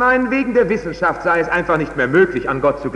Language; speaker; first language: German; native; German